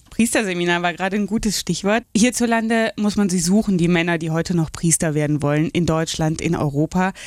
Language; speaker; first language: German; native; German